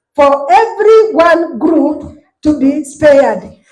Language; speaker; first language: English; non-native, local second language; Swahili